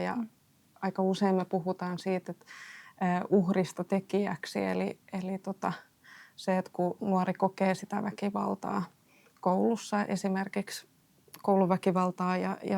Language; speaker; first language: Finnish; native; Finnish